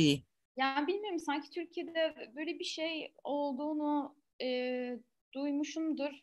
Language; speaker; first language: Turkish; non-native, fluent; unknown